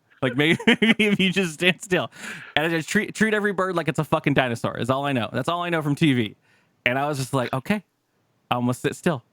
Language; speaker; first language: English; native; English